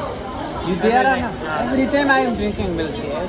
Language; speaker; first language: English; non-native, learner; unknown